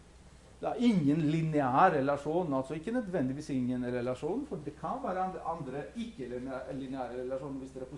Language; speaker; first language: Norwegian; non-native, fluent; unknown